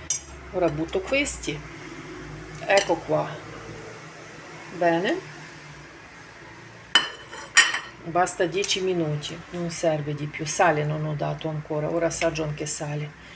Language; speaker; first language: Italian; non-native, fluent; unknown